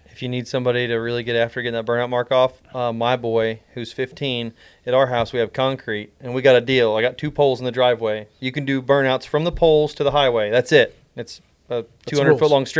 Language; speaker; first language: English; native; English